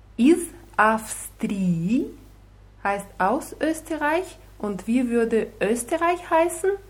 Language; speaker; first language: German; non-native, fluent; Russian